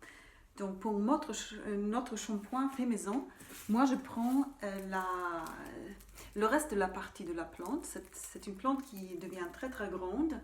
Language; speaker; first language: French; non-native, fluent; German